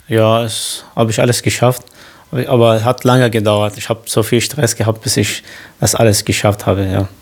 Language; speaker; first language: German; non-native, learner; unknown